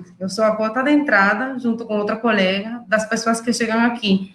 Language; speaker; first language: Portuguese; non-native, fluent; Spanish